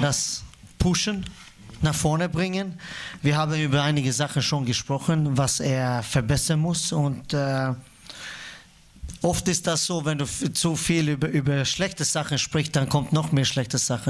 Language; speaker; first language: German; non-native, fluent; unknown